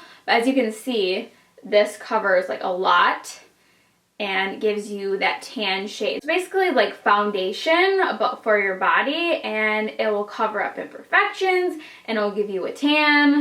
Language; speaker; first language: English; native; English